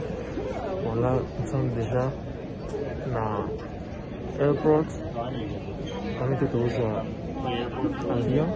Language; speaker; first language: French; non-native, local second language; Lingala